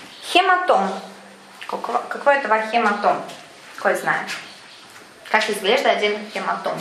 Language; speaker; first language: Bulgarian; non-native, learner; Russian